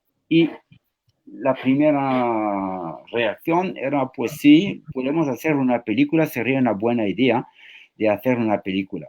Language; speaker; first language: Spanish; non-native, fluent; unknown